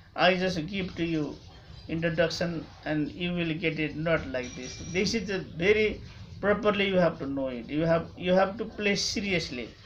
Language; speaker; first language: English; non-native, local second language; Nepali